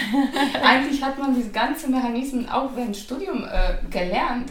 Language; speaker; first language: German; non-native, fluent; Polish